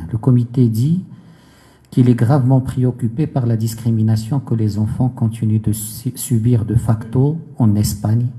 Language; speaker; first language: French; non-native, local second language; Arabic